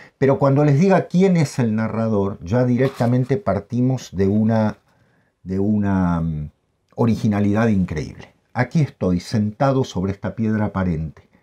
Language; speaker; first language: Spanish; native; Spanish